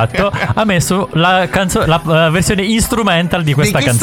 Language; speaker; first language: Italian; native; Italian